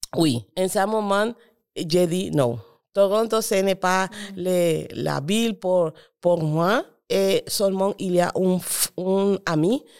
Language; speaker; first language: French; non-native, learner; Spanish